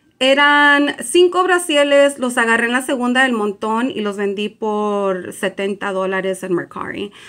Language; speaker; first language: Spanish; early bilingual, heritage; Spanish